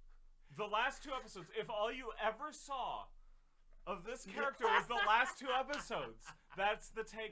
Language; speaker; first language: English; native; English